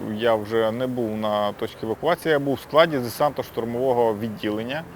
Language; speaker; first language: Ukrainian; native; Ukrainian